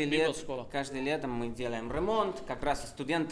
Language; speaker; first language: Russian; non-native, fluent; Spanish